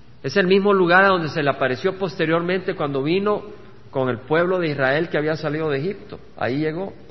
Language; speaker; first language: Spanish; native; Spanish